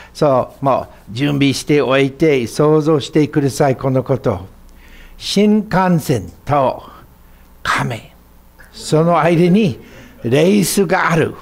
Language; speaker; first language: Japanese; non-native, fluent; English